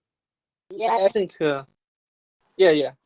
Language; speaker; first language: English; non-native, learner; Chinese